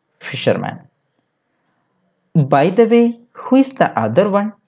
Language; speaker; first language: English; non-native, local second language; Malayalam